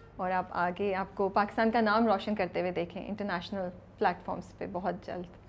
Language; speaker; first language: Urdu; native; Urdu